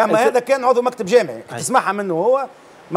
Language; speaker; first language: Arabic; native; Arabic